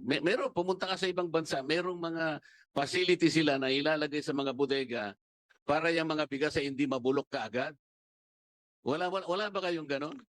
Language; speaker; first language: Filipino; non-native, local second language; Pampanga